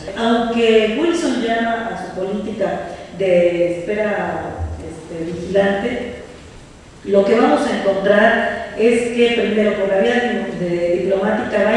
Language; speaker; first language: Spanish; native; Spanish